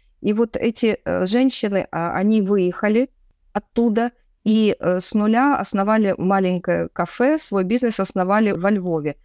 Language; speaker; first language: Russian; native; Russian